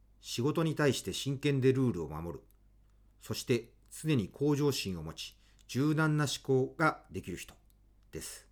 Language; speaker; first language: Japanese; native; Japanese